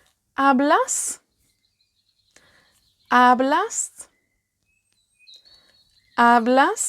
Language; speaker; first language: Spanish; non-native, fluent; Welsh